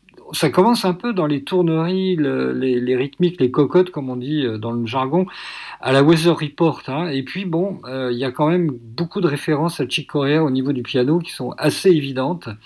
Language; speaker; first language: French; native; French